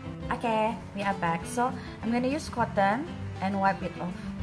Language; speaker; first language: English; non-native, local second language; Malay